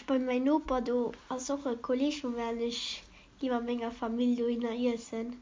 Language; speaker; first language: German; non-native, local second language; Luxembourgish